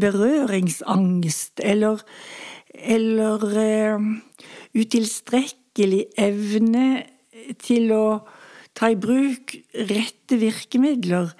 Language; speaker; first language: Norwegian; native; Norwegian